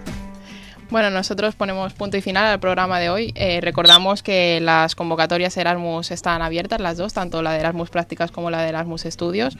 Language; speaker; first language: Spanish; native; Spanish